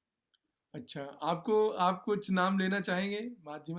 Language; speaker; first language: Hindi; native; Hindi